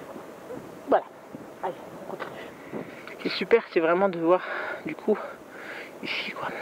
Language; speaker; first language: French; native; French